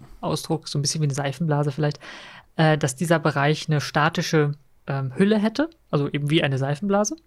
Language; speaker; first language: German; native; German